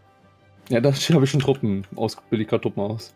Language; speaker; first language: German; native; German